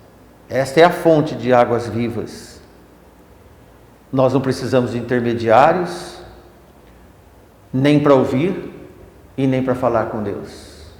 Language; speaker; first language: Portuguese; native; Portuguese